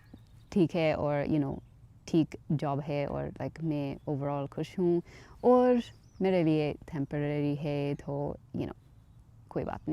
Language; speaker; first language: Hindi; non-native, learner; English